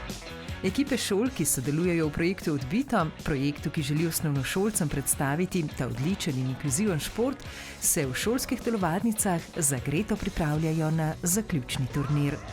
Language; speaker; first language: Slovenian; native; Slovenian